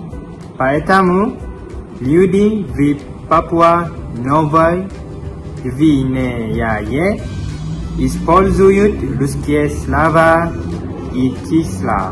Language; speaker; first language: Russian; non-native, learner; Malay